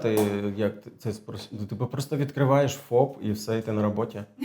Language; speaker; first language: Ukrainian; native; Ukrainian